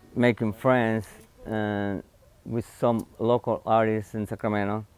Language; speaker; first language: English; non-native, fluent; Spanish